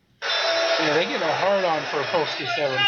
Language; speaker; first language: English; native; English